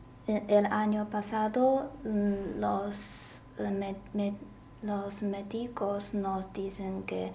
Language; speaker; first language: Spanish; non-native, learner; Chinese